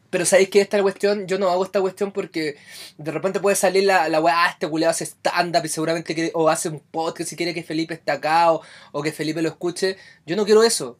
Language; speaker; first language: Spanish; native; Spanish